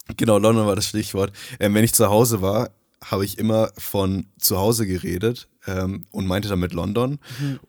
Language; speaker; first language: German; early bilingual, other home language; Nepali